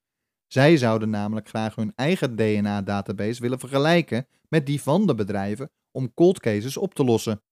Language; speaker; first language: Dutch; native; Dutch